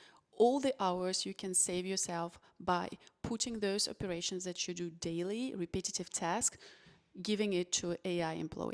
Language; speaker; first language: English; non-native, fluent; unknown